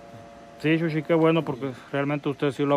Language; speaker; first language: Spanish; native; Spanish